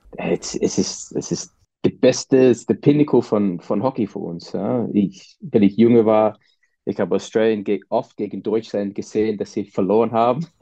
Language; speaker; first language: German; non-native, fluent; English